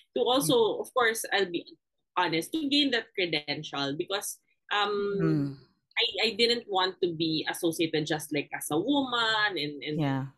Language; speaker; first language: English; non-native, local second language; Filipino